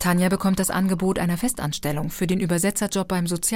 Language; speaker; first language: German; native; German